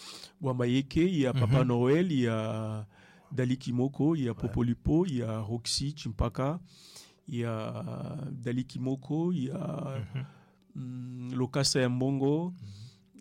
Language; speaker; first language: French; non-native, local second language; Lingala